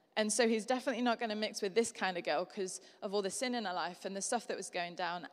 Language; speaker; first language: English; native; English